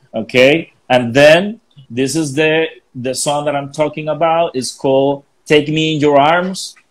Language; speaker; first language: English; non-native, fluent; Spanish